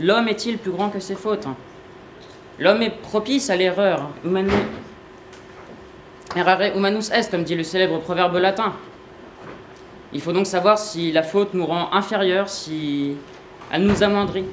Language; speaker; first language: French; native; French